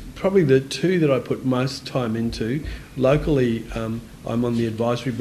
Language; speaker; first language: English; native; English